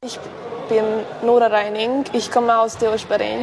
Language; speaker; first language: German; non-native, local second language; Hungarian